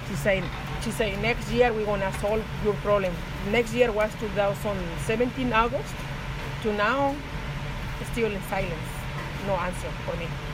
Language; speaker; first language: English; non-native, learner; Spanish